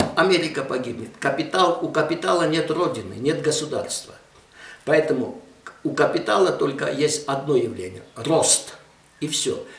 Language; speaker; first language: Russian; non-native, local second language; Armenian